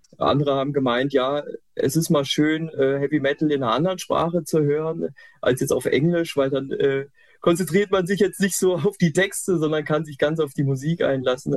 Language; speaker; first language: German; native; German